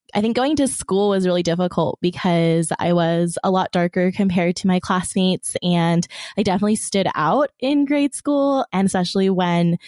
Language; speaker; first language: English; early bilingual, other home language; Persian